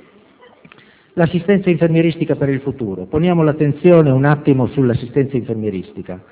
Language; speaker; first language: Italian; native; Italian